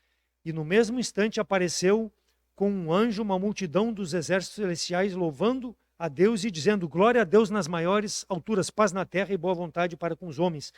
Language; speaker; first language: Portuguese; native; Portuguese